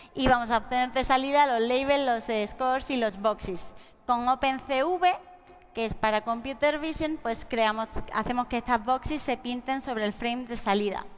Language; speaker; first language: Spanish; native; Spanish